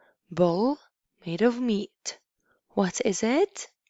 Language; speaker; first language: English; non-native, fluent; Polish